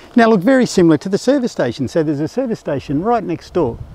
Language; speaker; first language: English; native; English